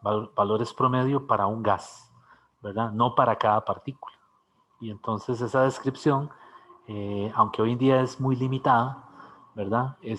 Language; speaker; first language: Spanish; native; Spanish